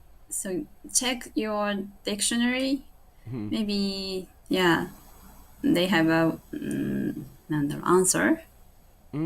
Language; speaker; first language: English; non-native, learner; Japanese